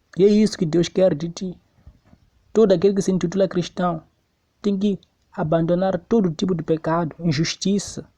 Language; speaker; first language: Portuguese; non-native, local second language; Tsonga